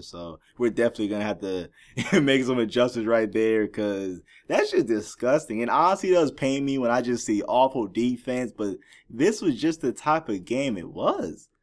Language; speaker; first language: English; native; English